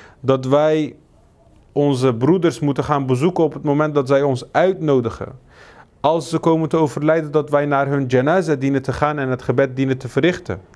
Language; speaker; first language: Dutch; early bilingual, other home language; Turkish